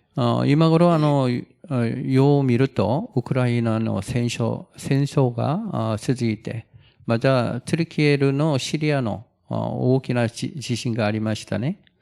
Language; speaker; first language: Japanese; non-native, fluent; Korean